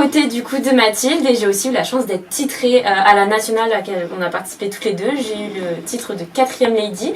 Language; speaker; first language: French; native; French